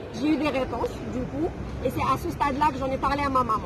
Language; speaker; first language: French; non-native, local second language; Kabyle